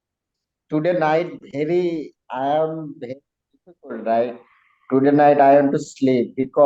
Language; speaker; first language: English; non-native, learner; Bangla